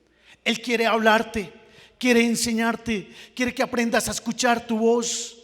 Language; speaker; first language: Spanish; native; Spanish